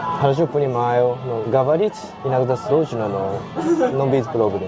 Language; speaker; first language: Russian; non-native, learner; Japanese